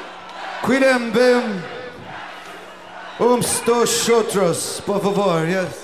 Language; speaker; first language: Portuguese; non-native, learner; English